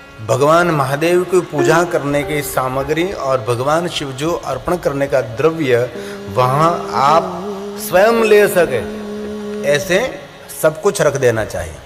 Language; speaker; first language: Hindi; non-native, local second language; Gujarati